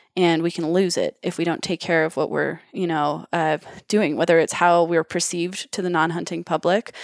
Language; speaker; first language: English; native; English